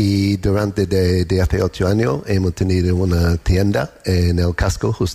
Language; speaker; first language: Spanish; non-native, learner; English